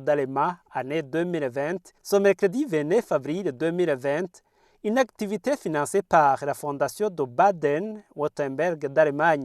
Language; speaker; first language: French; non-native, local second language; Rundi